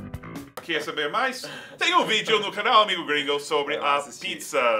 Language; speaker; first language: Portuguese; non-native, fluent; English